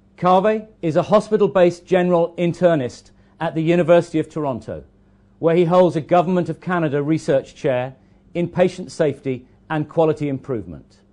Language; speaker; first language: English; native; English